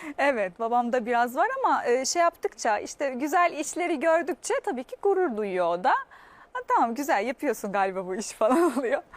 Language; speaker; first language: Turkish; non-native, fluent; Arabic